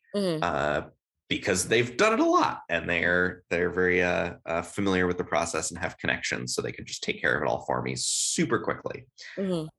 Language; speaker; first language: English; native; English